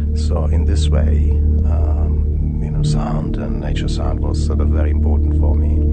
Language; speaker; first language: English; non-native, fluent; Czech